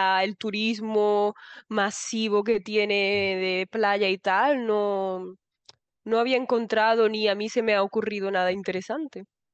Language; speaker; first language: Spanish; native; Spanish